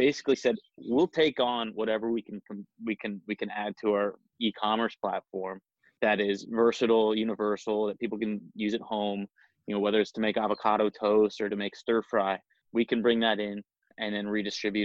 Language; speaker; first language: English; native; English